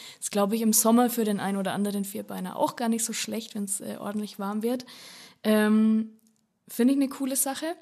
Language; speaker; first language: German; native; German